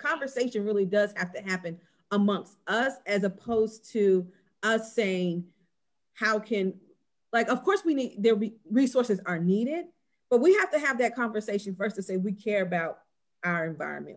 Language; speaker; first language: English; native; English